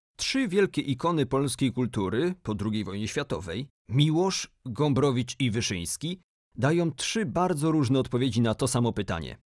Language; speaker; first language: Polish; native; Polish